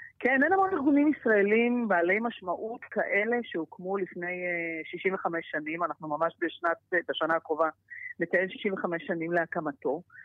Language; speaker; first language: Hebrew; native; Hebrew